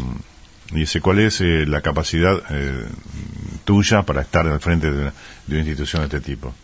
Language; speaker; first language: Spanish; native; Spanish